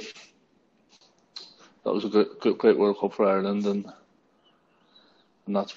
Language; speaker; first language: English; native; English